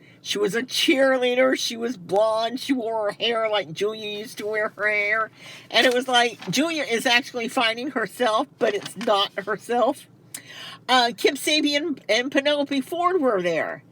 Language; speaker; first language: English; native; English